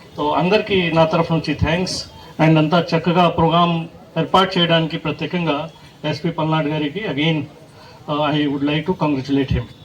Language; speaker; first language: English; non-native, local second language; Telugu